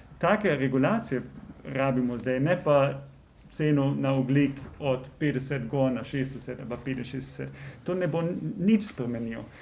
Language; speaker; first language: Slovenian; non-native, fluent; German